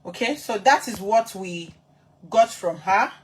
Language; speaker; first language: English; non-native, local second language; Yoruba